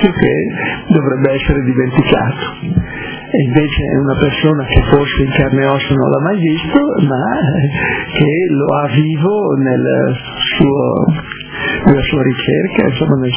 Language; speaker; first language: Italian; native; Italian